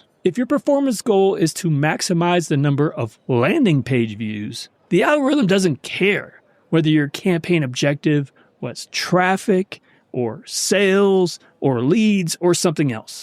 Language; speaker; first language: English; native; English